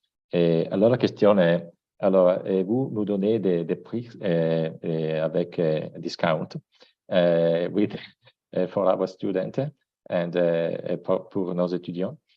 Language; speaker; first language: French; non-native, fluent; Italian